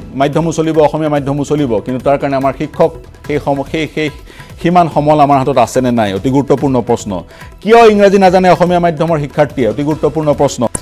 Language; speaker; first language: Assamese; native; Assamese